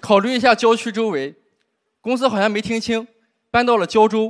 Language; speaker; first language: Chinese; native; Chinese